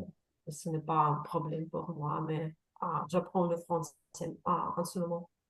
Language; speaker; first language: French; non-native, learner; Russian